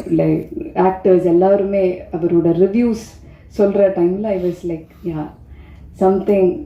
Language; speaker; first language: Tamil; non-native, fluent; Malayalam